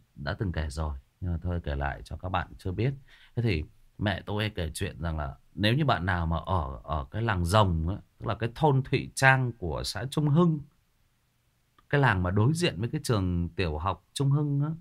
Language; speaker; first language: Vietnamese; native; Vietnamese